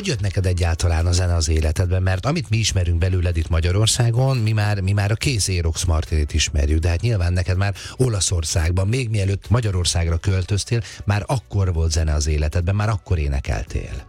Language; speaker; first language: Hungarian; native; Hungarian